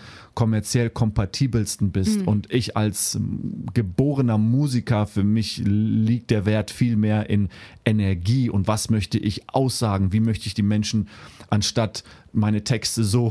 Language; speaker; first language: German; early bilingual, heritage; German